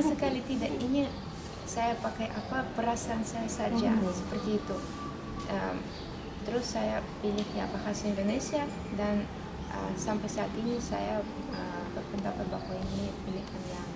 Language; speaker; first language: Indonesian; non-native, fluent; Russian